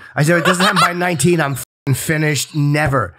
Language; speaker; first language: English; native; English